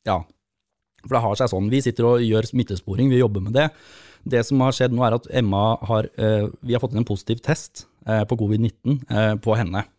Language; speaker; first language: Norwegian; native; Norwegian